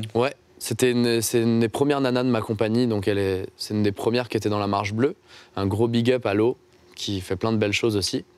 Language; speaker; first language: French; native; French